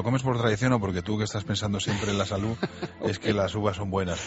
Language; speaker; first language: Spanish; native; Spanish